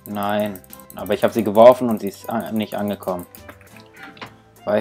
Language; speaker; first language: German; native; German